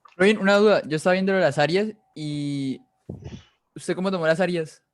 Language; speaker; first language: Spanish; native; Spanish